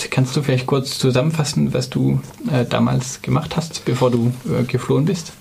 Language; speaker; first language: German; native; German